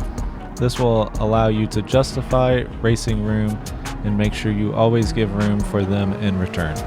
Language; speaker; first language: English; native; English